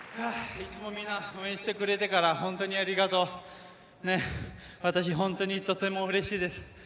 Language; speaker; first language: Japanese; early bilingual, other home language; Portuguese